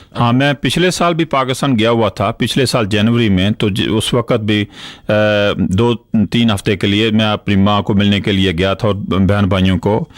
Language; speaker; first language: Urdu; non-native, local second language; Punjabi